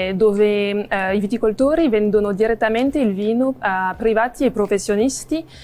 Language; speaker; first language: Italian; non-native, fluent; French